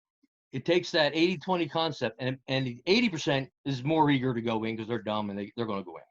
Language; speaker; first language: English; native; English